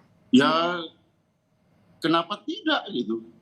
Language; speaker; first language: Indonesian; native; Indonesian